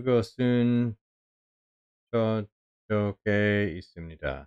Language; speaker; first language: Korean; non-native, learner; English